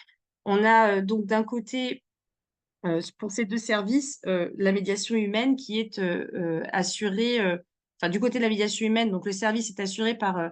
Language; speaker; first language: French; native; French